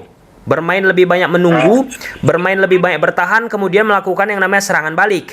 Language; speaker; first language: Indonesian; native; Indonesian